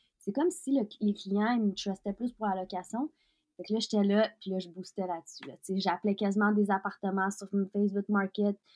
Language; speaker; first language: French; early bilingual, other home language; Russian